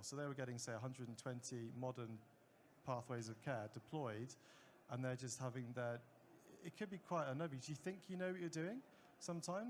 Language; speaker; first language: English; native; English